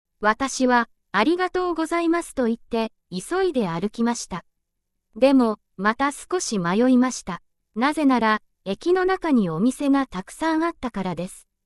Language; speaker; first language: Japanese; non-native, fluent; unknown